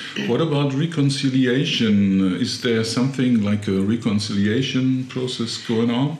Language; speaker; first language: English; non-native, fluent; German